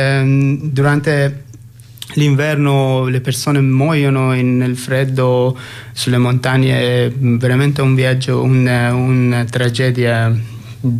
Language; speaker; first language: Italian; non-native, fluent; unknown